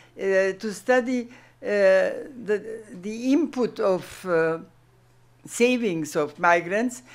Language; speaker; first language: English; non-native, fluent; German